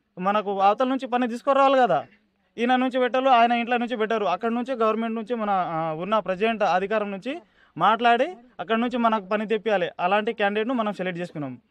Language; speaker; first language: Telugu; non-native, local second language; Lambadi